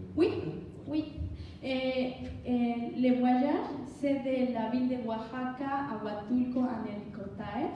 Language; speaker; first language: French; non-native, learner; Spanish